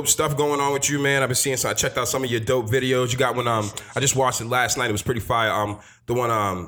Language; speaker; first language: English; native; English